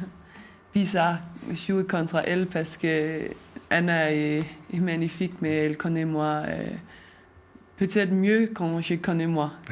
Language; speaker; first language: French; non-native, learner; Danish